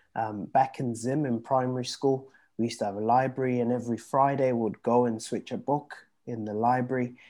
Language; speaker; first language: English; early bilingual, other home language; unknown